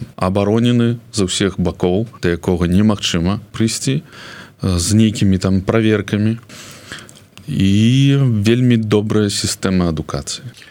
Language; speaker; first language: Belarusian; non-native, local second language; Russian